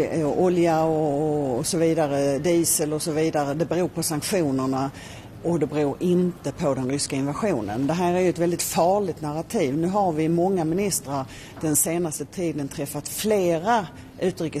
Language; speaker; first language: Swedish; native; Swedish